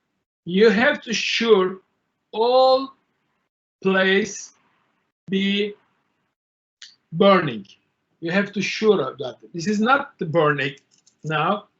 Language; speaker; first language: English; non-native, learner; Turkish